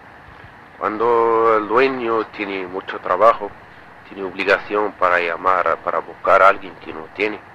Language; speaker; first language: Spanish; non-native, learner; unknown